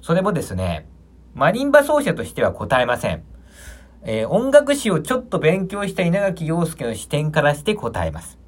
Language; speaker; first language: Japanese; native; Japanese